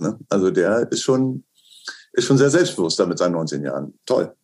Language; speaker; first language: German; native; German